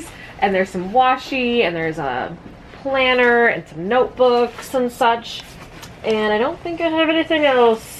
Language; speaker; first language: English; native; English